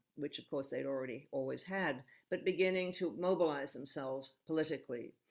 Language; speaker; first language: English; native; English